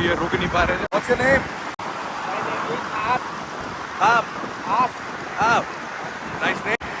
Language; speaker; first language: English; non-native, local second language; Hindi